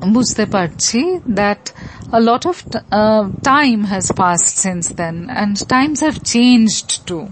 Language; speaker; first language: Bangla; native; Bangla